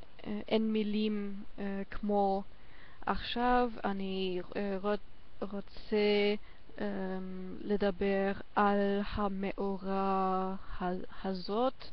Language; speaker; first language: Hebrew; non-native, learner; German